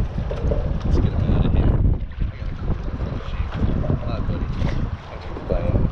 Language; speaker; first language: English; native; English